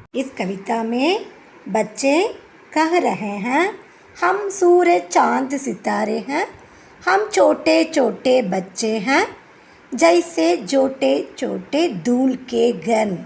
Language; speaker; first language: Hindi; non-native, local second language; Tamil